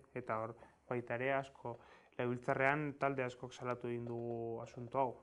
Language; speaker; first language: Basque; non-native, local second language; Spanish